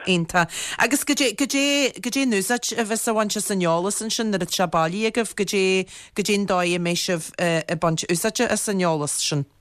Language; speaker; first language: Irish; native; Irish